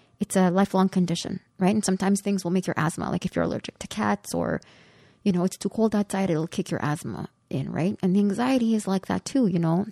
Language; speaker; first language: English; early bilingual, other home language; Spanish